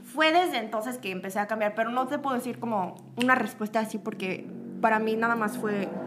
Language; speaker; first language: Spanish; native; Spanish